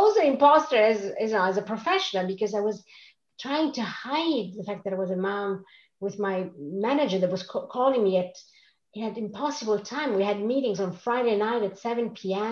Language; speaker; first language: English; non-native, fluent; Italian